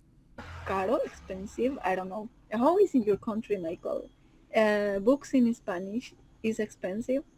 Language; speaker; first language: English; non-native, learner; Spanish